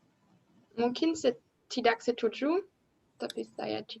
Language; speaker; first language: Indonesian; non-native, learner; German